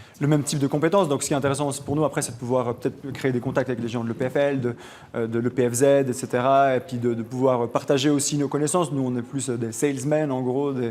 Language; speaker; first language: French; early bilingual, other home language; Albanian